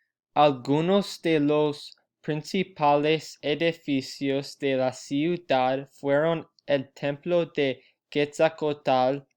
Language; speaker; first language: Spanish; non-native, learner; English